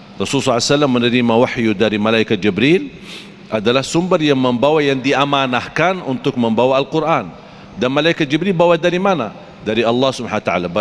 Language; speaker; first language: Malay; non-native, fluent; Arabic